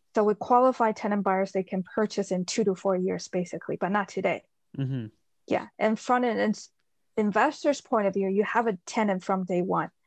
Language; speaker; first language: English; early bilingual, other home language; Chinese